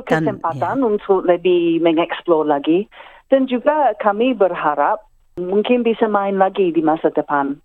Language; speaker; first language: Indonesian; non-native, fluent; English